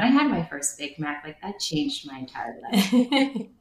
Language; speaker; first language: English; early bilingual, other home language; Vietnamese